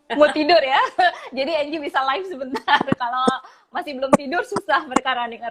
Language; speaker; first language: Indonesian; native; Indonesian